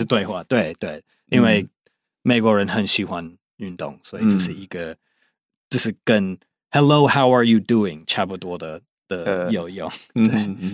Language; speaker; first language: Chinese; non-native, fluent; English